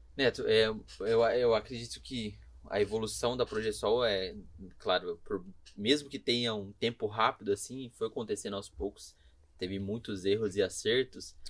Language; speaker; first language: Portuguese; native; Portuguese